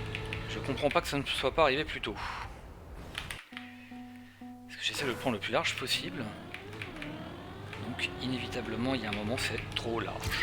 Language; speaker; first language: French; native; French